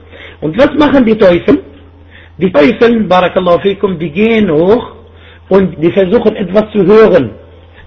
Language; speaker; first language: German; non-native, fluent; Arabic